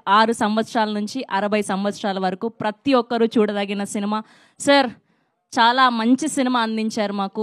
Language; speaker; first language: Telugu; native; Telugu